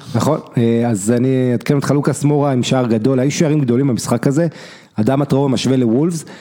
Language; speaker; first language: Hebrew; native; Hebrew